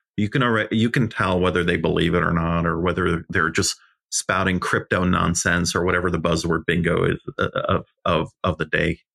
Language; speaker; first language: English; early bilingual, other home language; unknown